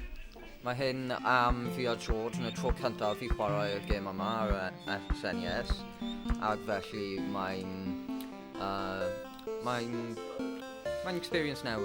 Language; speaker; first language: Welsh; non-native, local second language; English